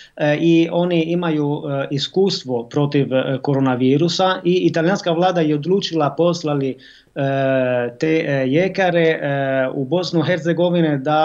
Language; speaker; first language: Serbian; non-native, fluent; Italian